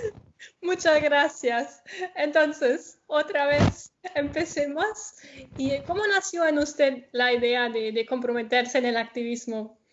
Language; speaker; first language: Spanish; non-native, fluent; German